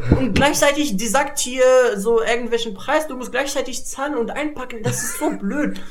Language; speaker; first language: German; non-native, fluent; Arabic